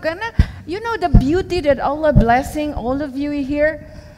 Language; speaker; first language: English; non-native, fluent; Indonesian